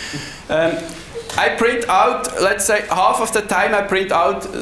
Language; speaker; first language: English; non-native, fluent; Swiss German